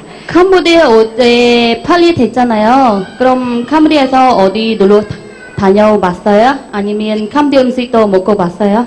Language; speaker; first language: Korean; non-native, learner; Khmer